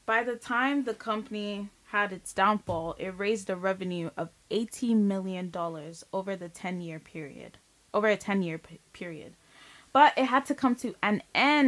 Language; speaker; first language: English; non-native, local second language; Yoruba